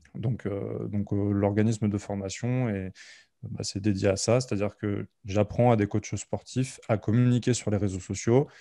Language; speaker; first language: French; native; French